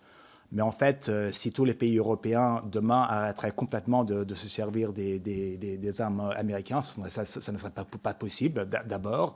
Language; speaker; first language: French; non-native, fluent; English